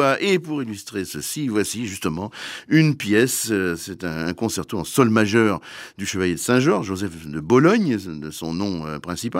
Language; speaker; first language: French; native; French